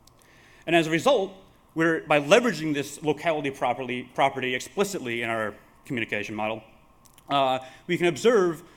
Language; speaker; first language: English; native; English